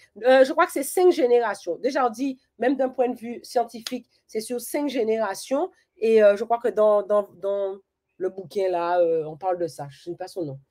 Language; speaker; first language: French; native; French